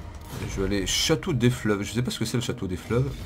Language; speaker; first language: French; native; French